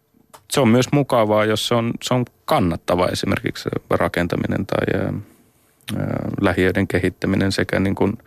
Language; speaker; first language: Finnish; native; Finnish